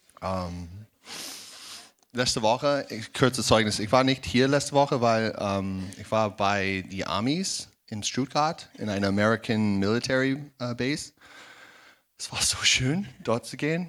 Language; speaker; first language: German; non-native, fluent; English